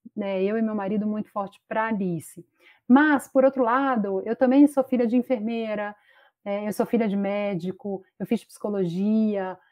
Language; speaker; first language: Portuguese; native; Portuguese